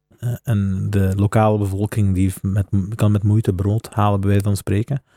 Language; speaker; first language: Dutch; native; Dutch